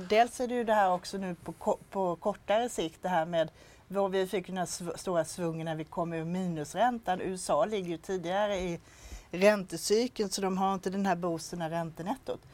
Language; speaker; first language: Swedish; native; Swedish